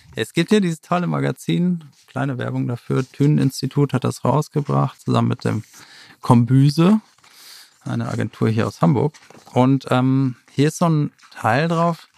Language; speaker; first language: German; native; German